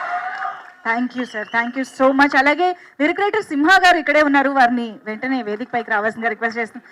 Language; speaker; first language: Telugu; native; Telugu